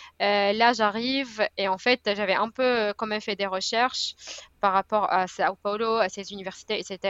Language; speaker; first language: French; non-native, fluent; Arabic